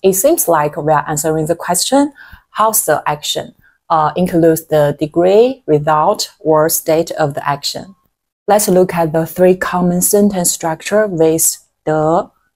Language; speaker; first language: English; non-native, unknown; Chinese